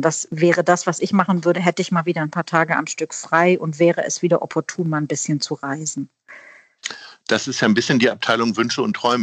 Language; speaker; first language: German; native; German